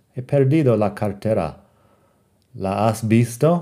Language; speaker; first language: Spanish; non-native, fluent; English